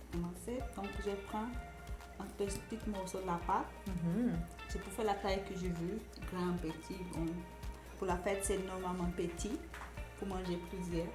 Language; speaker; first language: French; non-native, learner; Portuguese